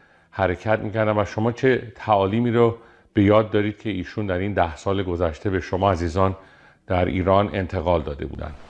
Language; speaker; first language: Persian; native; Persian